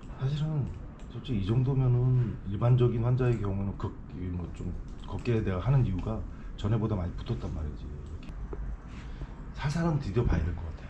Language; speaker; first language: Korean; native; Korean